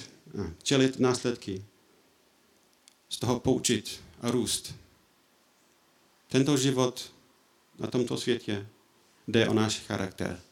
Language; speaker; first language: Czech; non-native, fluent; English